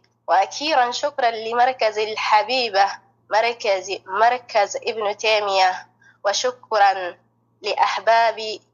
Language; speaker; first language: Arabic; non-native, fluent; Oromo